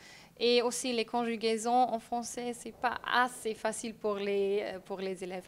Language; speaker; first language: French; non-native, fluent; German